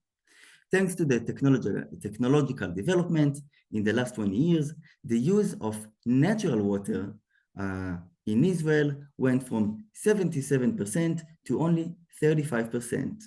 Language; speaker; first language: English; non-native, fluent; Hebrew